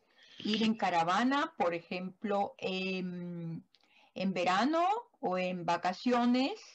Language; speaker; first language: Spanish; non-native, fluent; German